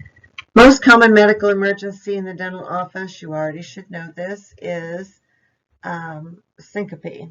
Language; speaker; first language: English; native; English